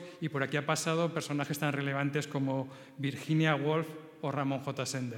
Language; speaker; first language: Spanish; native; Spanish